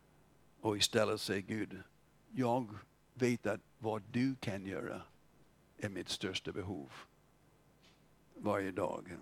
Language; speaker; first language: Swedish; non-native, fluent; English